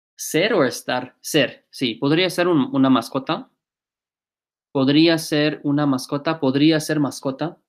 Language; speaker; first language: Spanish; non-native, fluent; English